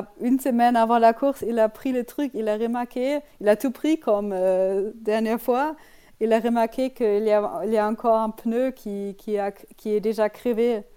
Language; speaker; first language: French; non-native, learner; German